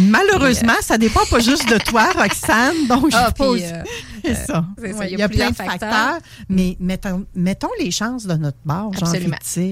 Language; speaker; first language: French; native; French